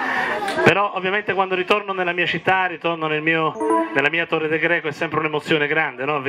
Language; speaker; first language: Italian; native; Italian